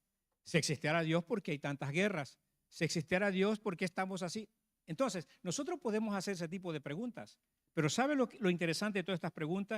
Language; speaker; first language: Spanish; native; Spanish